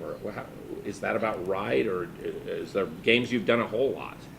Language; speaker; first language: English; native; English